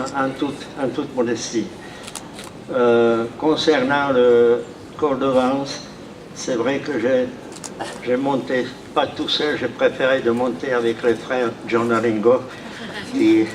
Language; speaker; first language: French; non-native, fluent; Czech